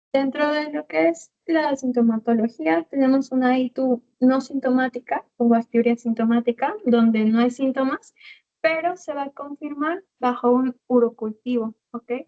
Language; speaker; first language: Spanish; native; Spanish